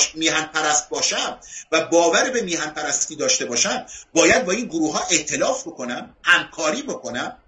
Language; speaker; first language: Persian; non-native, local second language; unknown